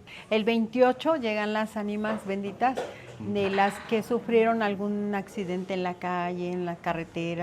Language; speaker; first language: Spanish; native; Spanish